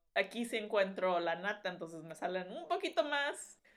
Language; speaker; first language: Spanish; early bilingual, heritage; Spanish